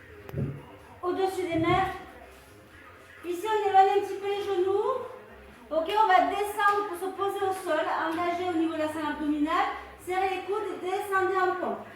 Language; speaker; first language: French; native; French